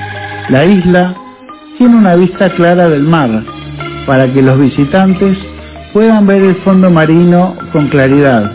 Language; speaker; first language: Spanish; non-native, fluent; Indonesian